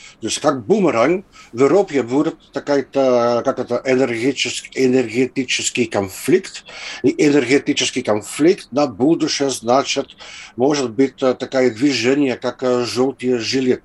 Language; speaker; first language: Russian; non-native, fluent; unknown